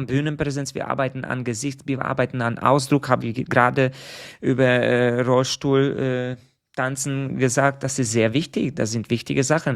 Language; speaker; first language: German; non-native, fluent; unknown